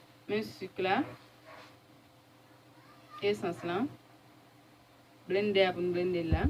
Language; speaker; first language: French; non-native, learner; Haitian Creole